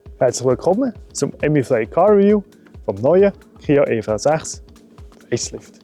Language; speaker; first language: German; native; German